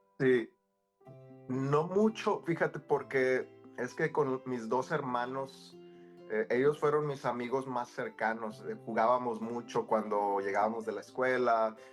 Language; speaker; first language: Spanish; early bilingual, heritage; Spanish